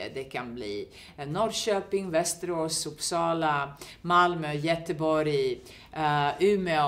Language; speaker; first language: Swedish; non-native, fluent; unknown